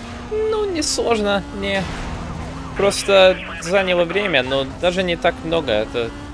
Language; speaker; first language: Russian; early bilingual, heritage; Russian